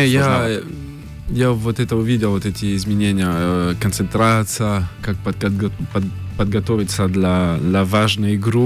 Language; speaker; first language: Russian; early bilingual, heritage; French